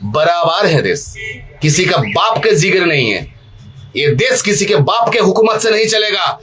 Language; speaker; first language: Hindi; non-native, local second language; Bangla